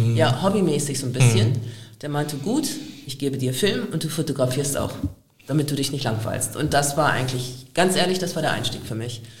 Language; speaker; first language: German; native; German